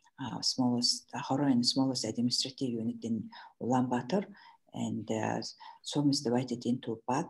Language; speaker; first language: English; non-native, learner; Mongolian